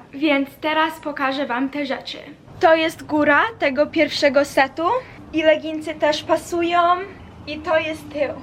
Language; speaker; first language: Polish; early bilingual, heritage; Polish